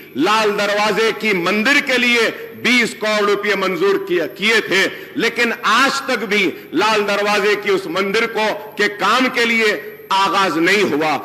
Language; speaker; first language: Urdu; native; Urdu